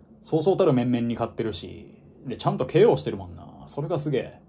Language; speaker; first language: Japanese; native; Japanese